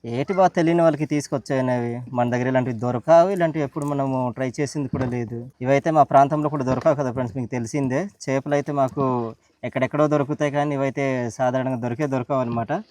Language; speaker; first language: Telugu; native; Telugu